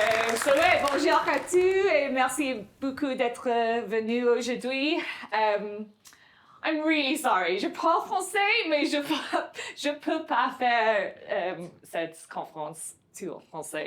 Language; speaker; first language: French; non-native, learner; English